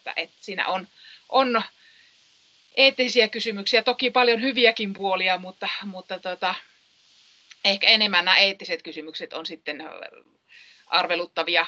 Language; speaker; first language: Finnish; native; Finnish